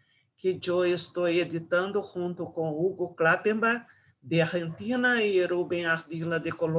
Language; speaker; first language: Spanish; non-native, fluent; Portuguese